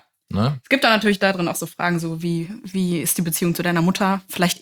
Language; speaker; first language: German; native; German